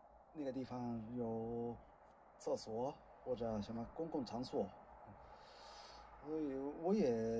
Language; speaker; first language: Chinese; non-native, learner; Japanese